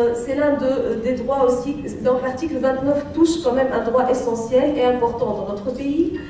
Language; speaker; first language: French; non-native, local second language; Arabic